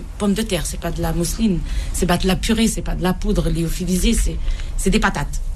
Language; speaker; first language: French; non-native, local second language; Arabic